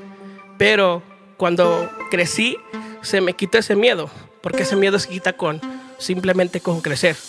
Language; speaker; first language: Spanish; native; Spanish